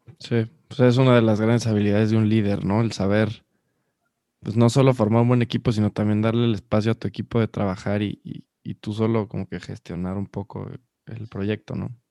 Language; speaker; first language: Spanish; native; Spanish